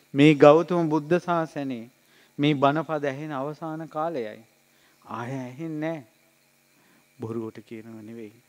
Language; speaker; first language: Sinhala; native; Sinhala